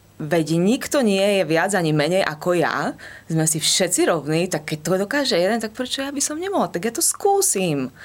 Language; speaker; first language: Slovak; native; Slovak